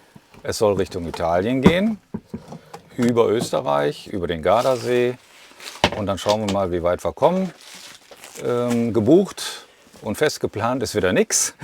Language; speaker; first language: German; native; German